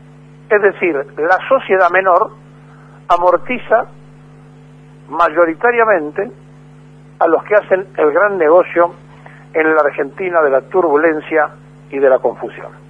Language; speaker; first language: Spanish; native; Spanish